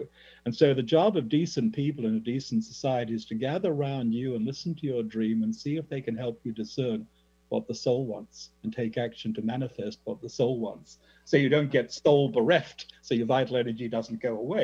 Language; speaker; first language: English; native; English